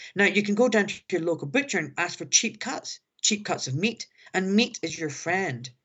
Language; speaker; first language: English; native; English